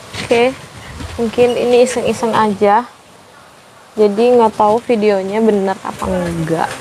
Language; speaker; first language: Indonesian; native; Indonesian